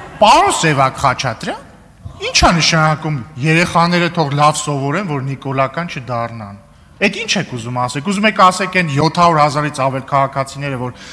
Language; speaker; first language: Armenian; native; Armenian